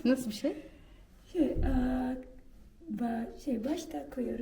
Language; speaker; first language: Turkish; non-native, learner; Malay